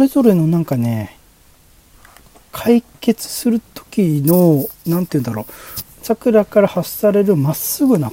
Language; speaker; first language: Japanese; native; Japanese